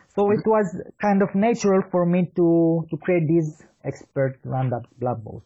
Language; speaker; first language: English; non-native, fluent; Romanian